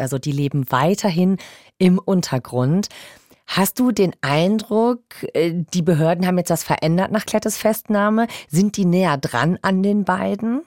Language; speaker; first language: German; native; German